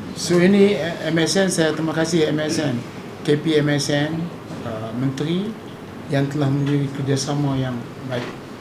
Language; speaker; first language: Malay; native; Malay